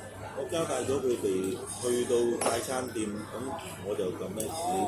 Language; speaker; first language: Cantonese; native; Cantonese